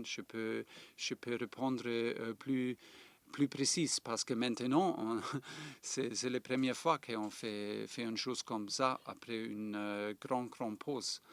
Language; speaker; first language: French; non-native, fluent; German